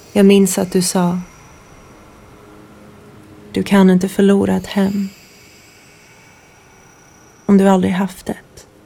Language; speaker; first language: Swedish; non-native, fluent; Croatian